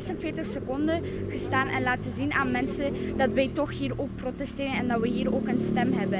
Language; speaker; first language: Dutch; early bilingual, other home language; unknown